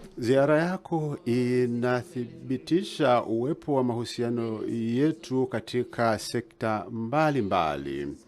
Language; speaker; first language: Swahili; native; Swahili